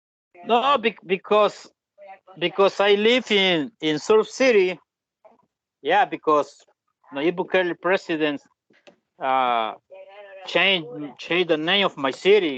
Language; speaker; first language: English; non-native, learner; Spanish